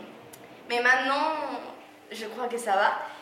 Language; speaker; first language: French; non-native, learner; Spanish